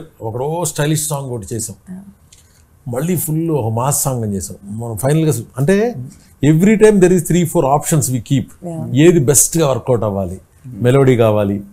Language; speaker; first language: Telugu; native; Telugu